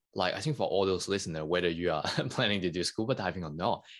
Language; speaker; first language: English; non-native, local second language; Cantonese